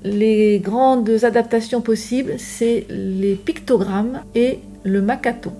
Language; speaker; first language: French; native; French